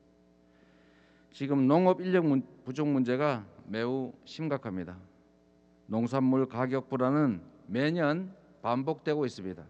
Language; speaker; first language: Korean; native; Korean